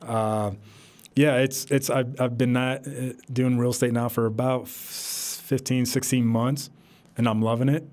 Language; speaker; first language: English; native; English